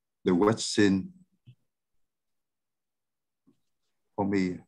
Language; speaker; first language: English; non-native, learner; Vietnamese